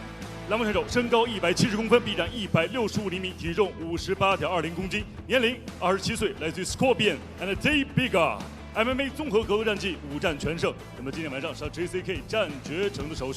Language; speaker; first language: Chinese; native; Chinese